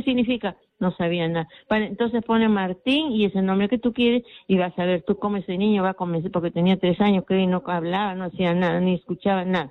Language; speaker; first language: Spanish; native; Spanish